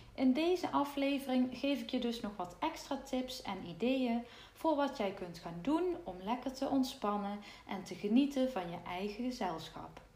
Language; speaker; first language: Dutch; native; Dutch